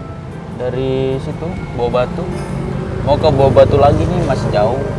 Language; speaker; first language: Indonesian; native; Indonesian